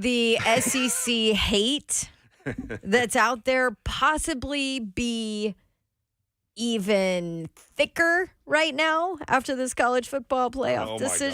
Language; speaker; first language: English; native; English